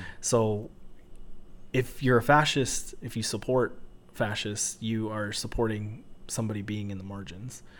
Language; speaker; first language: English; native; English